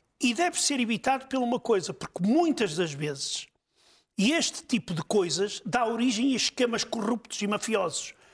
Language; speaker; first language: Portuguese; native; Portuguese